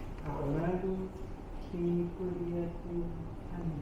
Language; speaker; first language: Arabic; non-native, learner; Indonesian